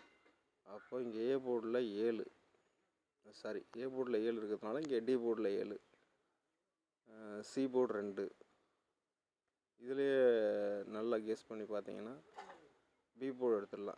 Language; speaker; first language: Tamil; native; Tamil